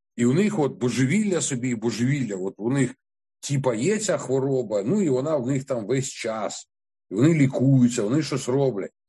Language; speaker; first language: Ukrainian; non-native, local second language; Russian